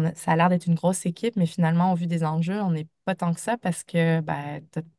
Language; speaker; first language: French; native; French